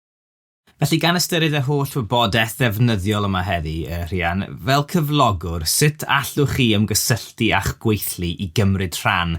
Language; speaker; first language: Welsh; native; Welsh